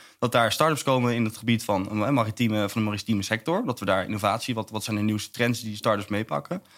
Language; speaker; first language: Dutch; native; Dutch